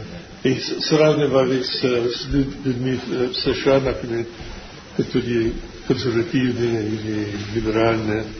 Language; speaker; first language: Russian; non-native, fluent; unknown